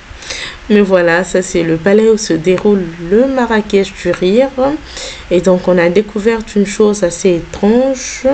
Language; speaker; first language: French; native; French